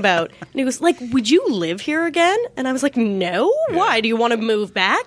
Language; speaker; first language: English; native; English